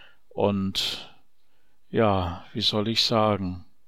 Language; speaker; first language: German; native; German